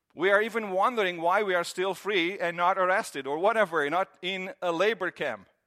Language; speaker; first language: English; non-native, fluent; Romanian